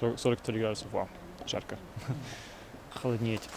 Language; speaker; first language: Russian; non-native, learner; English